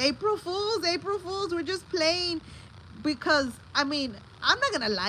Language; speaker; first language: English; early bilingual, other home language; Spanish